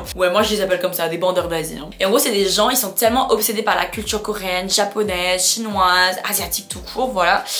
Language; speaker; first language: French; non-native, fluent; Khmer